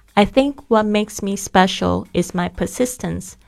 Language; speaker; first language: English; non-native, fluent; Chinese